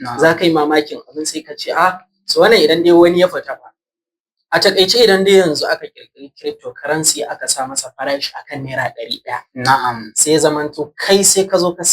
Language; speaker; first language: Hausa; native; Hausa